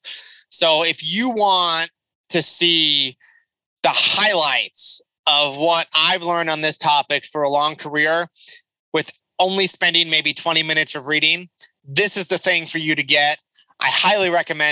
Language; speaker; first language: English; native; English